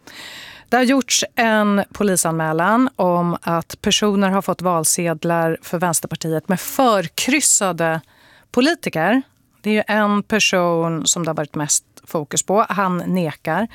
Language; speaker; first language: Swedish; native; Swedish